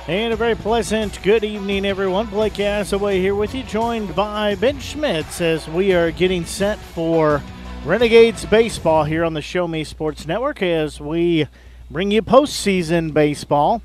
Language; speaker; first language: English; native; English